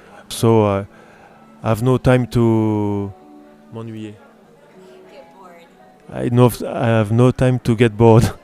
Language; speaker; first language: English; non-native, learner; French